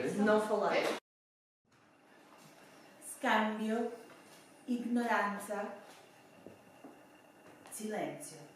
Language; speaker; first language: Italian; non-native, learner; Swedish